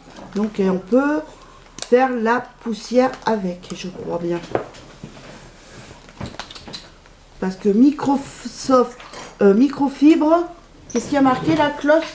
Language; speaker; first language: French; native; French